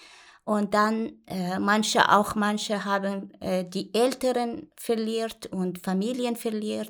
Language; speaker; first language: German; non-native, learner; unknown